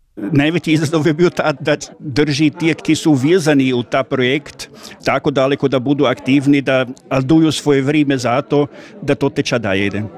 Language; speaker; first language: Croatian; native; Croatian